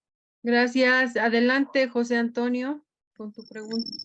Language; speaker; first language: Spanish; native; Spanish